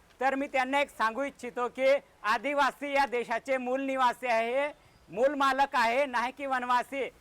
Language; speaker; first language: Marathi; non-native, local second language; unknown